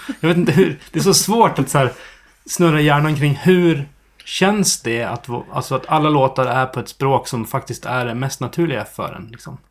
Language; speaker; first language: Swedish; native; Swedish